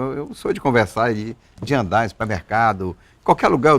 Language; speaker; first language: Portuguese; native; Portuguese